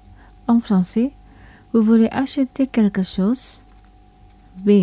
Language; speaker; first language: French; non-native, local second language; Indonesian